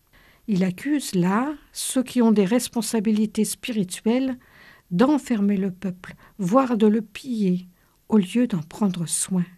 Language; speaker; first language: French; native; French